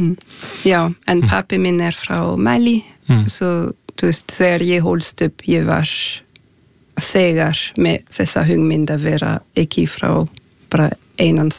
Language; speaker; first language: Icelandic; non-native, fluent; French